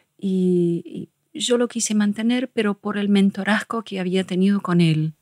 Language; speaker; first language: Spanish; non-native, fluent; English